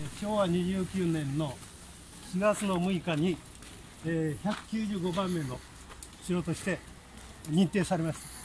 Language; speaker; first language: Japanese; native; Japanese